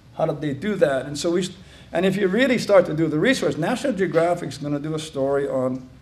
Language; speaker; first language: English; native; English